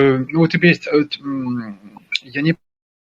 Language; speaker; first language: Russian; non-native, learner; French